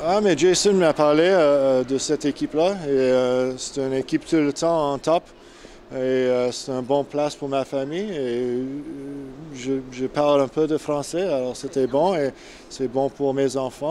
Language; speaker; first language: French; non-native, learner; English